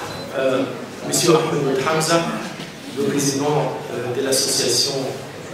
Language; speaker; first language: French; non-native, fluent; Arabic